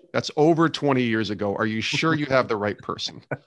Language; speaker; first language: English; native; English